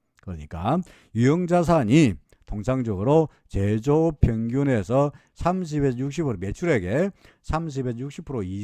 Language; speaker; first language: Korean; native; Korean